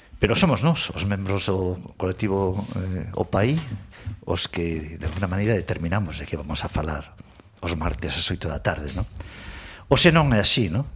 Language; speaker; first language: Galician; non-native, local second language; Spanish